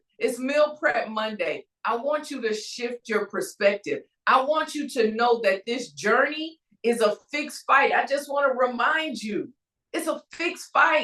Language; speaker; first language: English; native; English